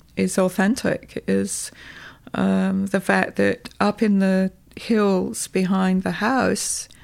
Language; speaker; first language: English; native; English